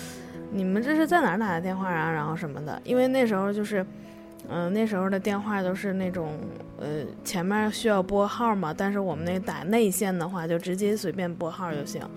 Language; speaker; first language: Chinese; native; Chinese